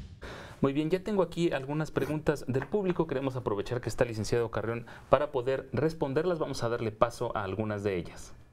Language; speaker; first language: Spanish; native; Spanish